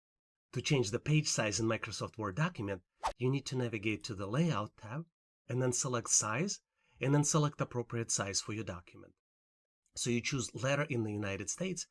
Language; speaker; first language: English; non-native, fluent; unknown